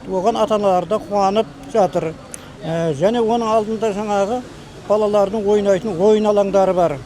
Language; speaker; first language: Kazakh; native; Kazakh